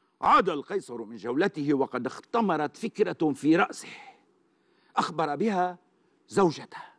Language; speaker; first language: Arabic; non-native, fluent; Turkish